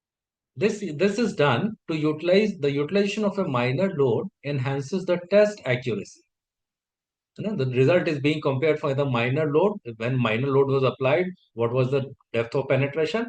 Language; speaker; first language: English; non-native, local second language; Hindi